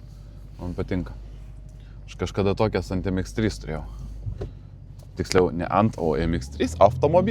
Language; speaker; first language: Lithuanian; native; Lithuanian